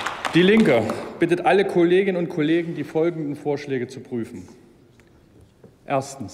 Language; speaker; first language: German; native; German